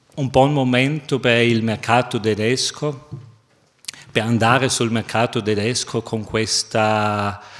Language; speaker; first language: Italian; non-native, fluent; German